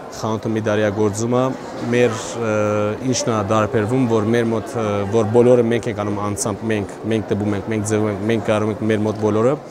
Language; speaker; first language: Armenian; early bilingual, heritage; Armenian